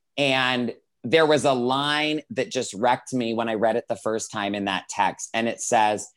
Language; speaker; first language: English; native; English